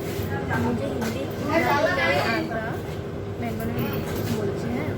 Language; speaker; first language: Hindi; non-native, local second language; Bangla